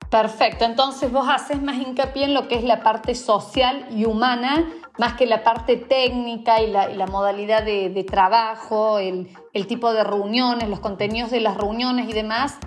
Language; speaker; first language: Spanish; native; Spanish